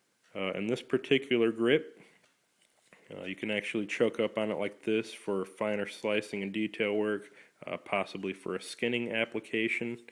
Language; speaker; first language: English; native; English